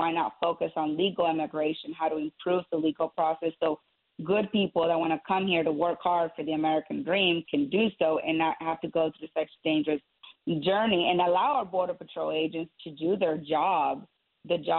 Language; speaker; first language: English; native; English